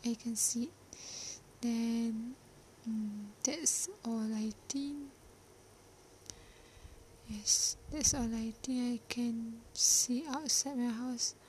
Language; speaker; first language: English; non-native, learner; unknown